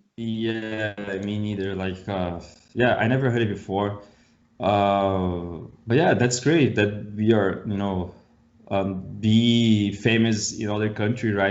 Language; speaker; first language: English; non-native, learner; Portuguese